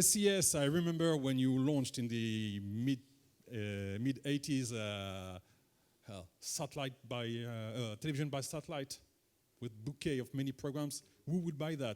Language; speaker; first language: English; non-native, fluent; French